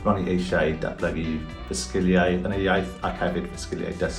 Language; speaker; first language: Welsh; non-native, local second language; English